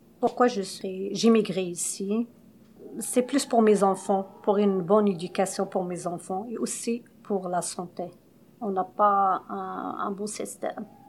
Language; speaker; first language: French; non-native, local second language; Arabic